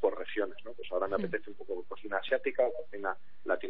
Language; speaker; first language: Spanish; native; Spanish